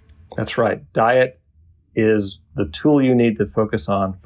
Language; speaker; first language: English; native; English